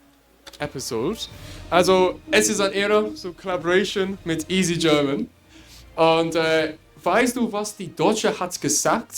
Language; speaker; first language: German; non-native, learner; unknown